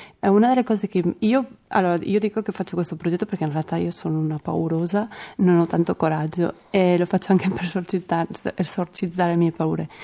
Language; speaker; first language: Italian; non-native, fluent; Spanish